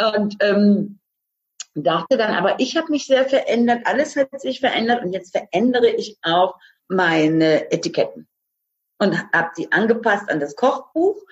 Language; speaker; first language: German; non-native, fluent; Croatian